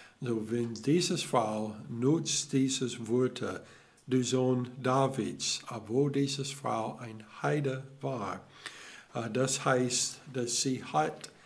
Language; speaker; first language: German; non-native, learner; English